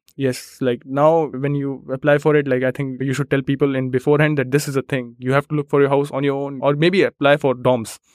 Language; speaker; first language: English; non-native, local second language; Hindi